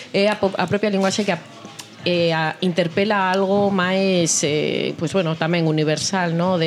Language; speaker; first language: Galician; non-native, fluent; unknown